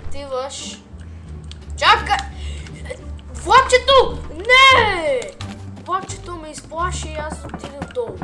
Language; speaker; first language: Bulgarian; early bilingual, heritage; Bulgarian